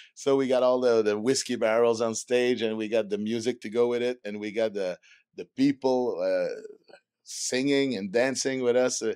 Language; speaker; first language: English; non-native, fluent; French